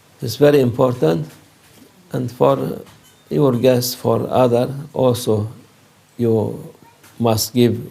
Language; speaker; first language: English; non-native, learner; Turkish